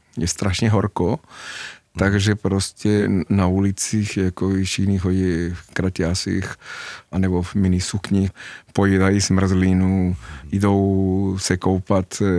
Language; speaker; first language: Czech; non-native, fluent; Spanish